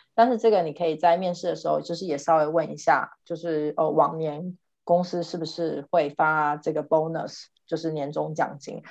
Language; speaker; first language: Chinese; native; Chinese